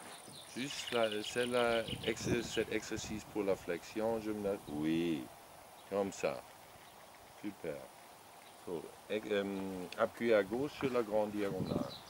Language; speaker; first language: French; non-native, learner; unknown